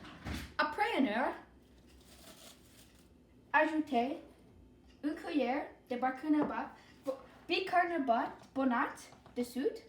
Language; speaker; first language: French; non-native, learner; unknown